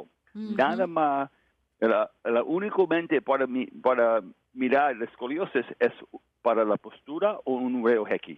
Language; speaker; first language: Spanish; non-native, learner; English